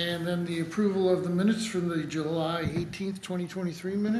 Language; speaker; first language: English; native; English